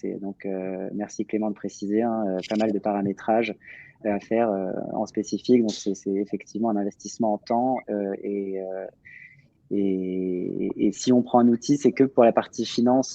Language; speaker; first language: French; native; French